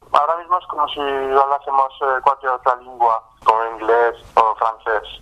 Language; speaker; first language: Spanish; native; Spanish